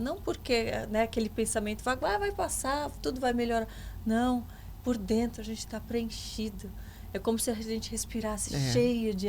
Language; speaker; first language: Portuguese; native; Portuguese